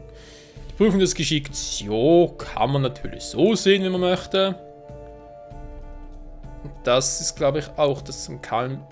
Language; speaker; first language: German; native; German